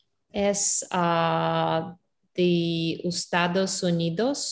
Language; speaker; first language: Spanish; non-native, learner; Russian